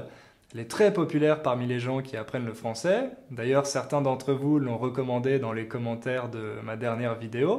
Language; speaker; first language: French; native; French